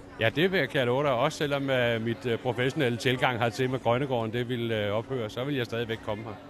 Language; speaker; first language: Danish; native; Danish